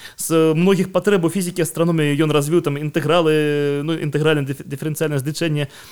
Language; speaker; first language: Belarusian; non-native, local second language; Russian